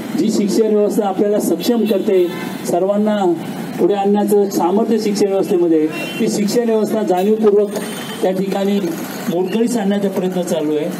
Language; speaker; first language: Marathi; native; Marathi